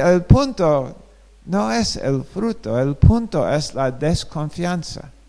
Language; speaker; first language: Spanish; non-native, fluent; English